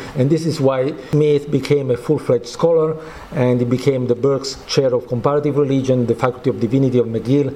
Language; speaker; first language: English; non-native, fluent; Italian